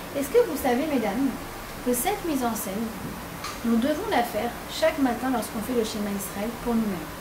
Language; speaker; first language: French; native; French